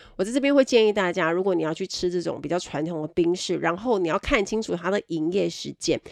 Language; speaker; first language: Chinese; native; Chinese